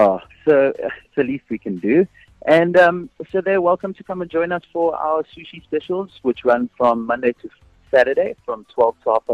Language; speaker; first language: English; native; English